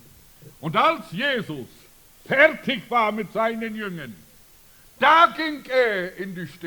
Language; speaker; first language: German; early bilingual, heritage; German